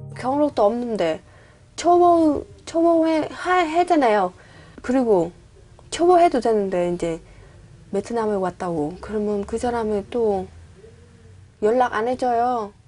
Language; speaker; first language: Korean; non-native, learner; Vietnamese